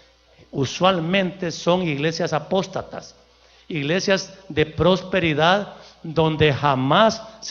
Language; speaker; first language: Spanish; native; Spanish